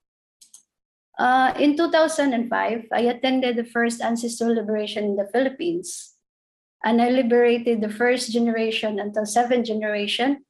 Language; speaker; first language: English; non-native, local second language; Cebuano